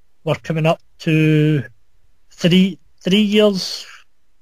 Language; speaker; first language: English; native; English